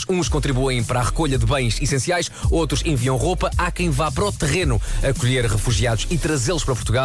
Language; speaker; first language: Portuguese; native; Portuguese